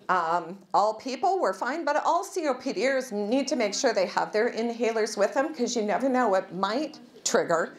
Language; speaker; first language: English; native; English